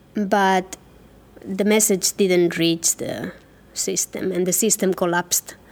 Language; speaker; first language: English; non-native, fluent; Catalan